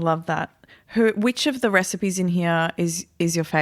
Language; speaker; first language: English; native; English